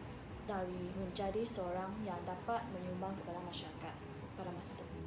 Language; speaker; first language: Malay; non-native, local second language; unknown